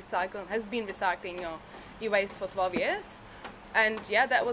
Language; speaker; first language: English; non-native, fluent; Czech